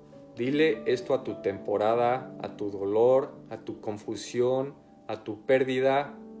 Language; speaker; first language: Spanish; native; Spanish